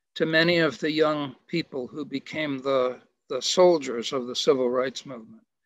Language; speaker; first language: English; native; English